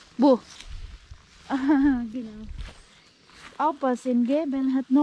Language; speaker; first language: German; non-native, learner; Filipino